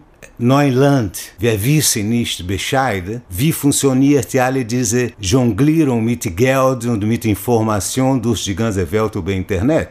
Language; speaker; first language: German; non-native, learner; Portuguese